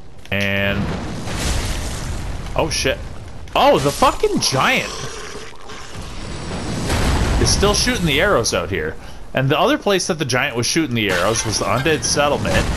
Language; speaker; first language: English; native; English